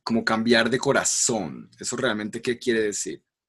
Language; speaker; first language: Spanish; native; Spanish